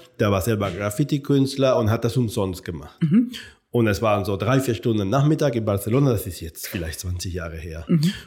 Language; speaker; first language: German; non-native, fluent; Spanish